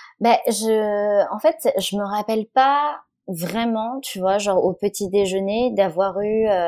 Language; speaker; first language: French; early bilingual, other home language; Vietnamese